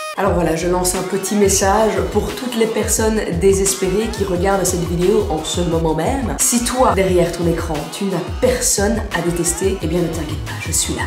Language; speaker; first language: French; native; French